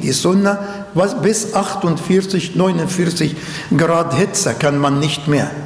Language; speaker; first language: German; non-native, learner; Arabic